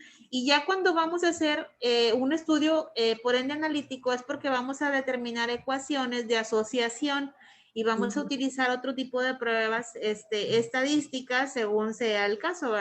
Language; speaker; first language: Spanish; native; Spanish